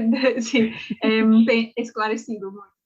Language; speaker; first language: Portuguese; non-native, learner; English